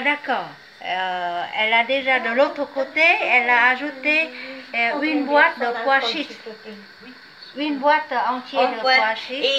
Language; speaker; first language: French; non-native, fluent; Vietnamese